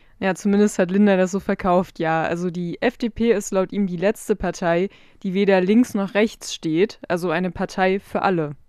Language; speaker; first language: German; native; German